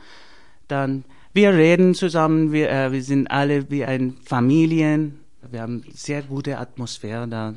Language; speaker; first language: German; non-native, learner; Persian